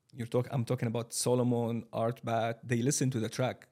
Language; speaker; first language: English; non-native, fluent; Arabic